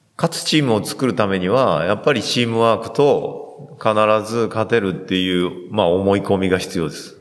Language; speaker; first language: Japanese; native; Japanese